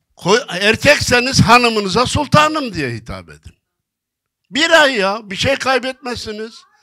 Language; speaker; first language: Turkish; native; Turkish